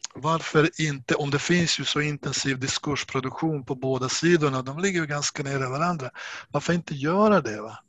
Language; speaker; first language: Swedish; non-native, fluent; Bosnian